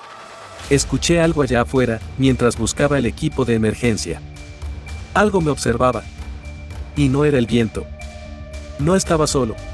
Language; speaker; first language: Spanish; native; Spanish